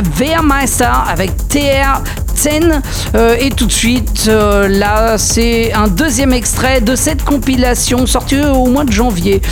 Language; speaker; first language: French; native; French